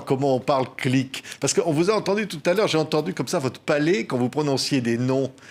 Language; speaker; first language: French; native; French